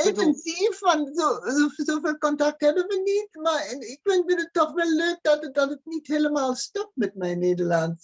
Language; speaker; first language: Dutch; non-native, fluent; German